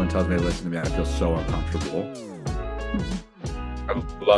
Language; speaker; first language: English; native; English